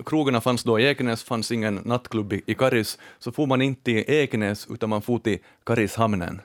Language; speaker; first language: Swedish; native; Swedish